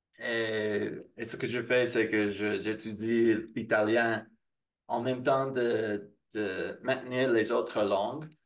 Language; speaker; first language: French; non-native, fluent; English